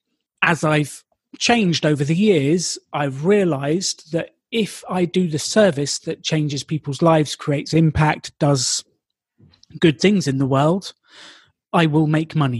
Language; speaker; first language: English; native; English